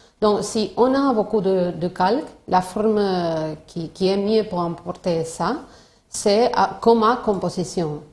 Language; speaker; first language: French; non-native, learner; Spanish